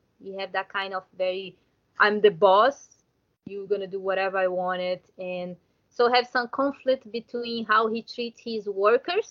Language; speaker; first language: English; non-native, learner; Portuguese